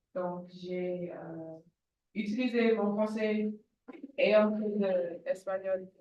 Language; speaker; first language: French; non-native, learner; English